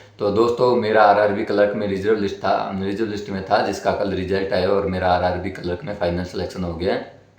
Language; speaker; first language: Hindi; native; Hindi